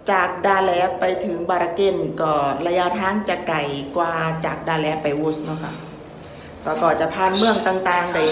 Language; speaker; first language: Thai; native; Thai